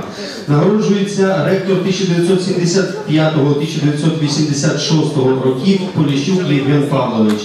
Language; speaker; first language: Ukrainian; native; Ukrainian